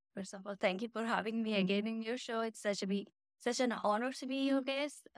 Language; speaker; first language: English; non-native, fluent; Persian